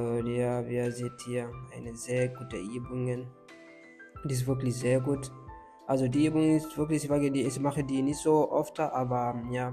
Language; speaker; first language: German; non-native, learner; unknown